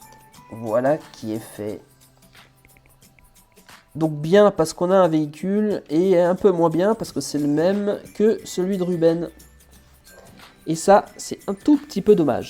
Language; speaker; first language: French; native; French